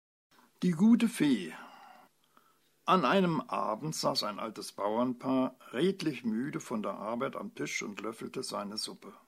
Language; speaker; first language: German; native; German